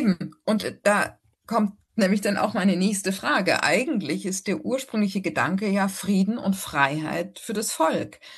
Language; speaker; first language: German; native; German